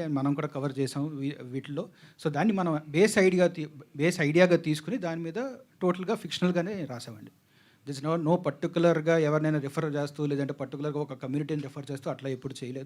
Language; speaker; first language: Telugu; native; Telugu